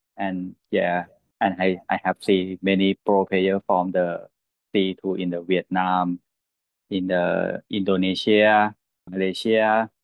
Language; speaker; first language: English; non-native, learner; Thai